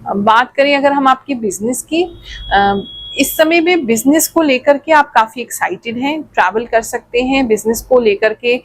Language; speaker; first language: Hindi; native; Hindi